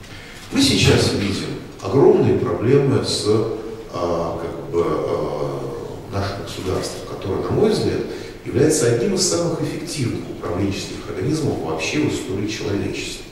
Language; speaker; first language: Russian; native; Russian